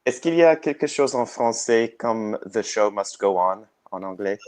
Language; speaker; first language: French; non-native, learner; English